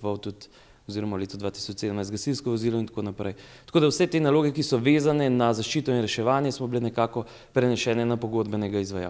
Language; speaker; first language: Slovenian; native; Slovenian